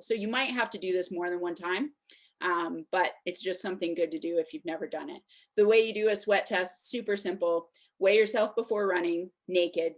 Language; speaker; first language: English; native; English